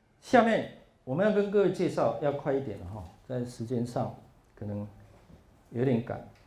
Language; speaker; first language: Chinese; non-native, local second language; Hakka Chinese